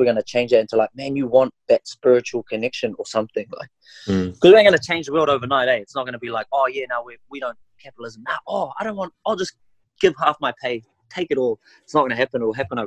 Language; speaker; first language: English; non-native, local second language; Māori